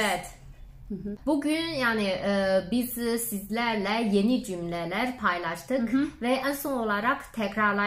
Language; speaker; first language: Turkish; non-native, fluent; Chinese